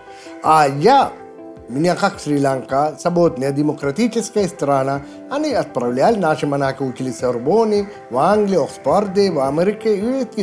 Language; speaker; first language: Russian; non-native, fluent; Sinhala